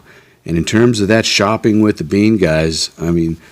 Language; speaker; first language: English; native; English